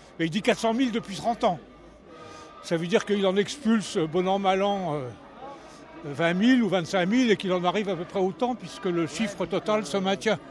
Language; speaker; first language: French; native; French